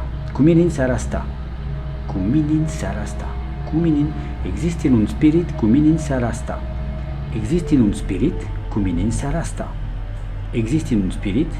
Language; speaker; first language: Romanian; non-native, learner; French